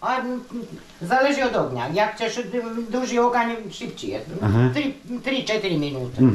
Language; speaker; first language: Polish; non-native, learner; Croatian